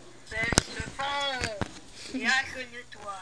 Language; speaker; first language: French; native; French